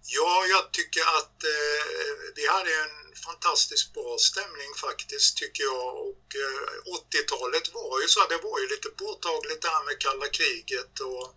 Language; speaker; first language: Swedish; native; Swedish